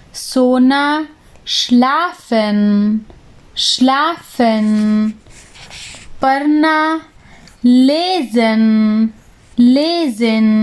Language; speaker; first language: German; non-native, fluent; Urdu